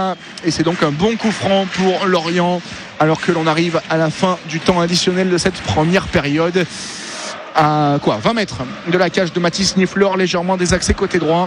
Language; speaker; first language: French; native; French